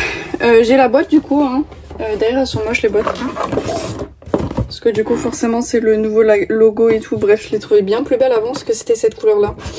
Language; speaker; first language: French; native; French